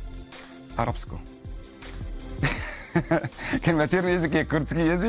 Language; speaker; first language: Slovenian; non-native, fluent; Kurdish